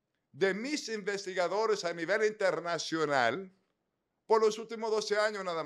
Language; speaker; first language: Spanish; native; Spanish